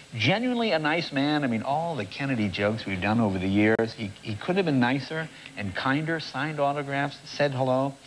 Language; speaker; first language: English; native; English